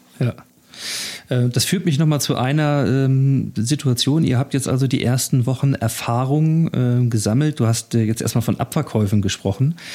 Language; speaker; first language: German; native; German